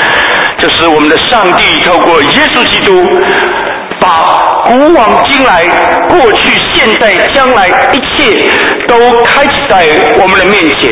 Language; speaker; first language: Chinese; native; Chinese